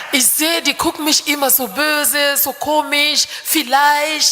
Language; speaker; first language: German; non-native, fluent; French